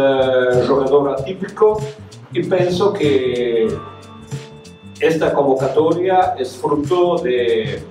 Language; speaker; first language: Spanish; non-native, fluent; Serbian